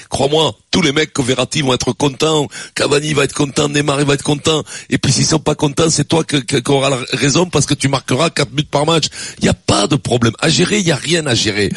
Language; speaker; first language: French; native; French